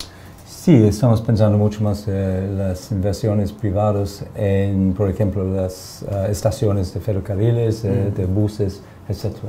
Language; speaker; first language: Spanish; non-native, fluent; English